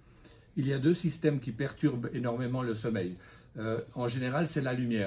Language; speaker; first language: French; native; French